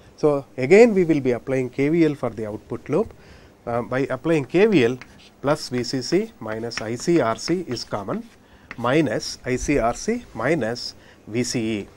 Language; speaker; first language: English; non-native, local second language; Kannada